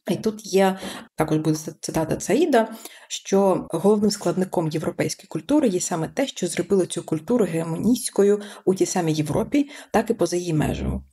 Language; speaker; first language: Ukrainian; early bilingual, other home language; Persian